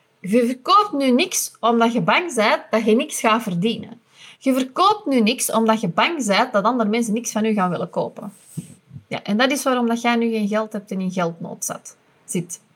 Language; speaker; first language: Dutch; native; Dutch